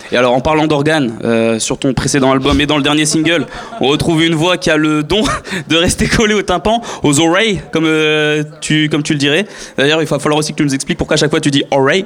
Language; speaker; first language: French; native; French